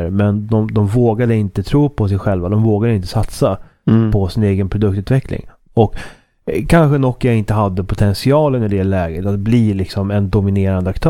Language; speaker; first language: Swedish; native; Swedish